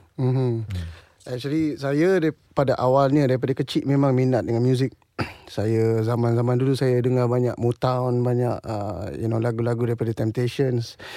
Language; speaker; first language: Malay; non-native, local second language; English